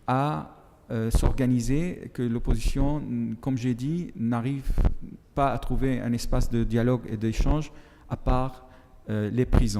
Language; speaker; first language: French; non-native, fluent; Arabic